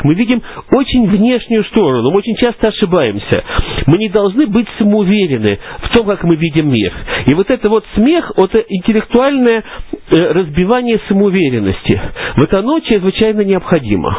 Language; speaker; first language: Russian; native; Russian